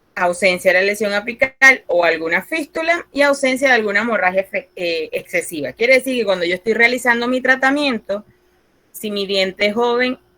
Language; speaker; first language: Spanish; native; Spanish